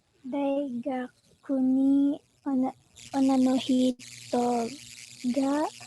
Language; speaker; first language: Japanese; non-native, learner; Filipino